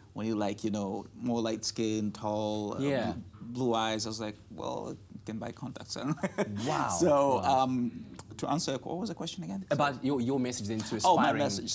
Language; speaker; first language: English; non-native, local second language; Russian